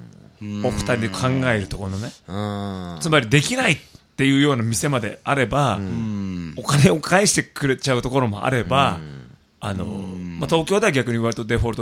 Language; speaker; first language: Japanese; native; Japanese